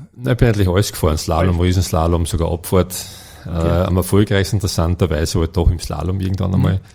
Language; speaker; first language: German; native; German